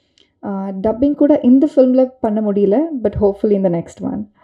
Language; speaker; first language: Tamil; non-native, learner; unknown